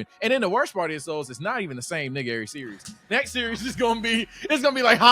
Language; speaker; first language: English; native; English